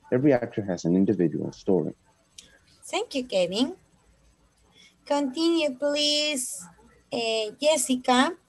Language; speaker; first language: English; non-native, fluent; Spanish